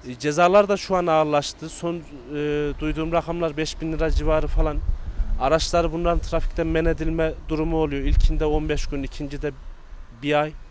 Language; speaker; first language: Turkish; native; Turkish